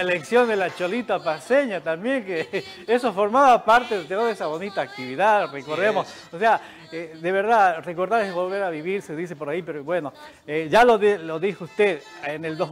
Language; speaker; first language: Spanish; native; Spanish